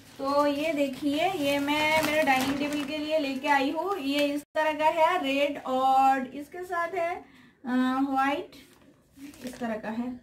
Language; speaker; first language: Hindi; non-native, local second language; Bangla